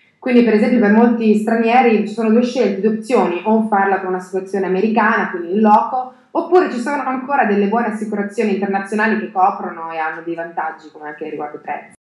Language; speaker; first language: Italian; native; Italian